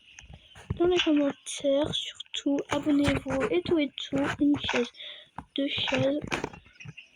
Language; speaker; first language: French; native; French